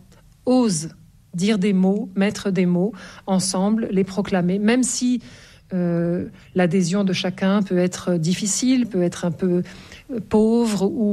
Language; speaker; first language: French; native; French